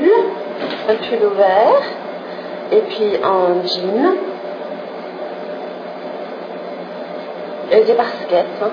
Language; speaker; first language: French; non-native, fluent; English